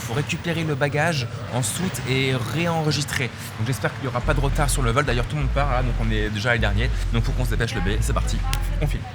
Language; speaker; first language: French; native; French